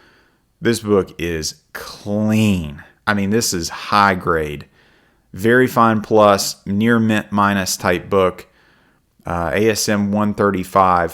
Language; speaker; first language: English; native; English